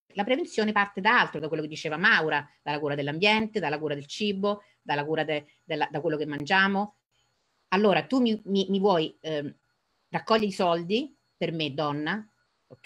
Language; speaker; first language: Italian; native; Italian